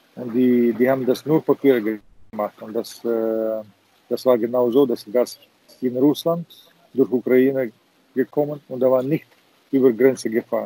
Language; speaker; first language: German; non-native, fluent; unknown